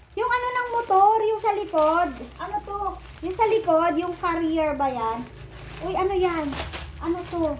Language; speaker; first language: Filipino; native; Filipino